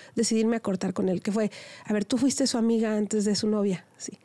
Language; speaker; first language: Spanish; native; Spanish